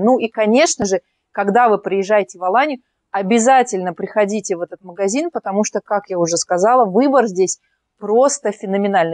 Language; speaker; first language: Russian; native; Russian